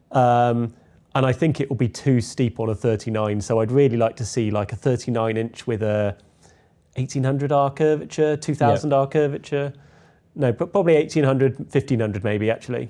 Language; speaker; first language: English; native; English